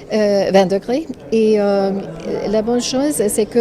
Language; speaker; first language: French; non-native, fluent; English